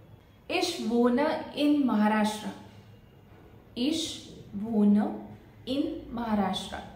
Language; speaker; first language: German; non-native, fluent; Marathi